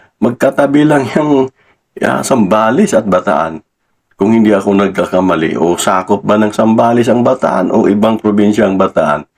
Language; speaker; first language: Filipino; non-native, local second language; Cebuano